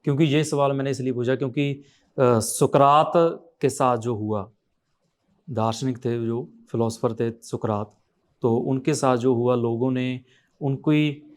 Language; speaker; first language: Hindi; non-native, local second language; Punjabi